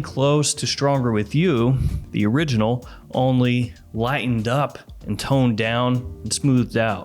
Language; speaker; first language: English; native; English